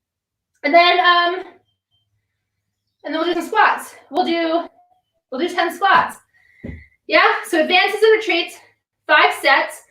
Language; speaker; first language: English; native; English